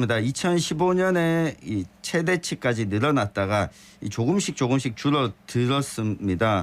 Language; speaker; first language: Korean; native; Korean